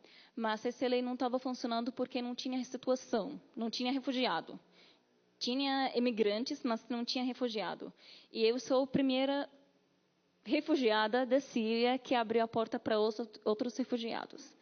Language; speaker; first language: Portuguese; non-native, learner; Arabic